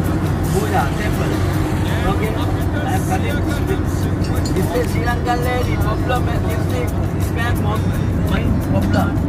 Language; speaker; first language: English; non-native, learner; Sinhala